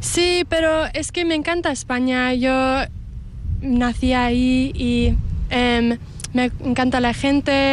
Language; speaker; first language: Spanish; early bilingual, heritage; Spanish